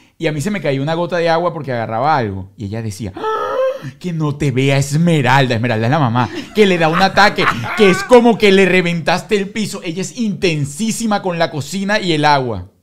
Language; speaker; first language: Spanish; native; Spanish